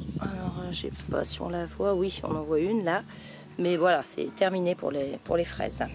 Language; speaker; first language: French; native; French